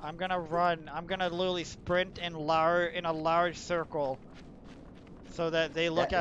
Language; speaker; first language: English; native; English